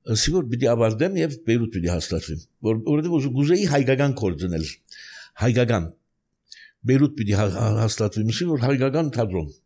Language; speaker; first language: Armenian; early bilingual, heritage; Armenian